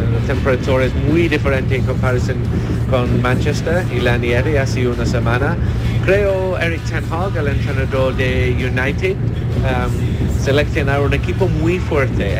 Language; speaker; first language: Spanish; non-native, learner; English